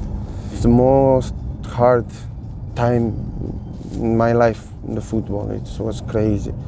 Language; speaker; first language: English; non-native, fluent; Portuguese